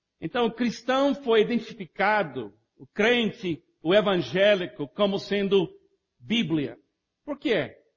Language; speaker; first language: Portuguese; non-native, fluent; English